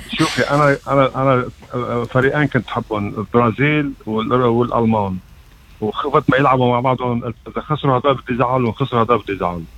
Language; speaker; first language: Arabic; native; Arabic